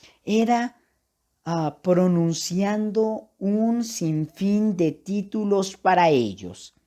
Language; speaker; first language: Spanish; native; Spanish